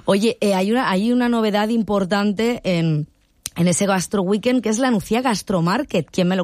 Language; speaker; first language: Spanish; native; Spanish